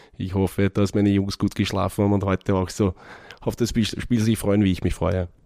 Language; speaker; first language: German; native; German